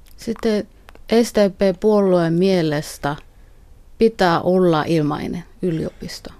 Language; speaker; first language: Finnish; non-native, learner; Korean